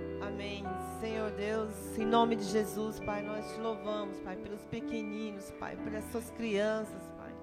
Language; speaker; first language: Portuguese; native; Portuguese